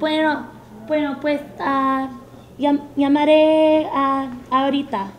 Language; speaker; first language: Spanish; non-native, fluent; English